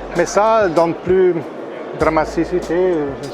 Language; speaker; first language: French; non-native, local second language; Italian